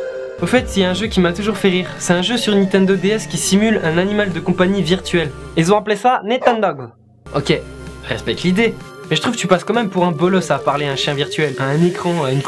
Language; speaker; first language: French; native; French